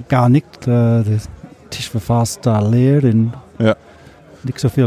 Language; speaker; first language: German; non-native, learner; English